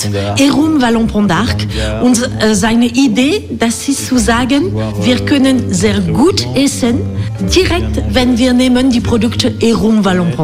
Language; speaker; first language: German; non-native, learner; French